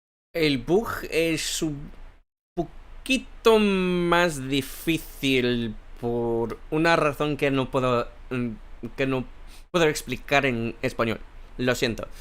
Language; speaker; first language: Spanish; non-native, fluent; English